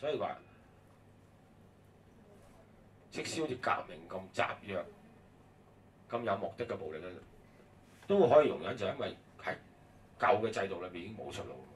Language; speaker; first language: Cantonese; native; Cantonese